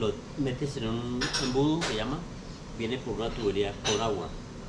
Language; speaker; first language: Spanish; native; Spanish